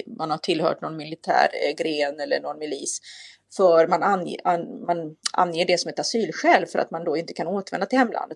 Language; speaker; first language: Swedish; native; Swedish